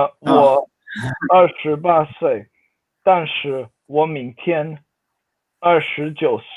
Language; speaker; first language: Chinese; non-native, fluent; Swedish